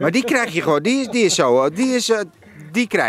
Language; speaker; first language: Dutch; native; Dutch